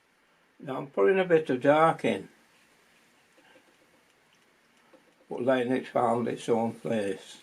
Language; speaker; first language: English; native; English